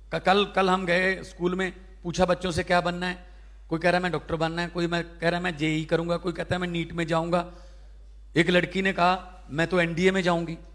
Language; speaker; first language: Hindi; non-native, local second language; Punjabi